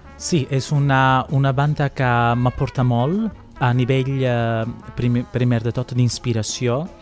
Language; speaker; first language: Catalan; non-native, fluent; Italian